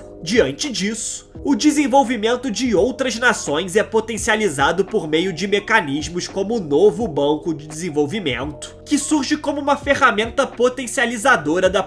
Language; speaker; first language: Portuguese; native; Portuguese